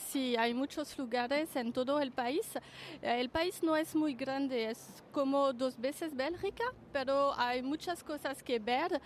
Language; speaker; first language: Spanish; non-native, fluent; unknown